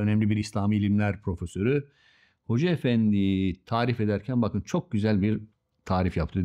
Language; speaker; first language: Turkish; native; Turkish